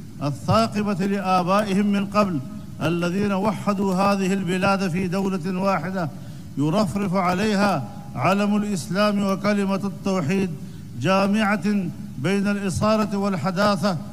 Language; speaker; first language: Arabic; non-native, fluent; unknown